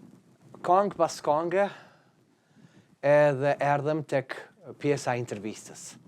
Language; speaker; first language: Albanian; native; Albanian